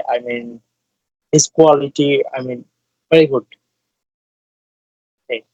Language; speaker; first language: English; non-native, learner; Bangla